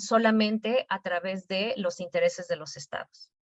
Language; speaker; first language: Spanish; native; Spanish